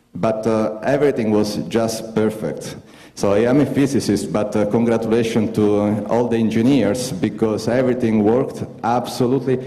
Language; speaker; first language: English; non-native, fluent; Italian